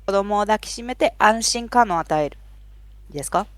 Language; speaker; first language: Japanese; non-native, fluent; Spanish